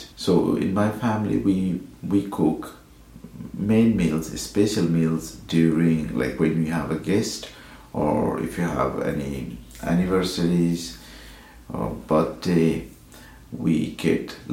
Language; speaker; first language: English; non-native, fluent; Nepali